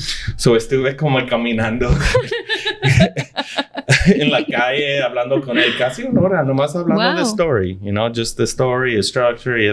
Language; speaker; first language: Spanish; early bilingual, heritage; English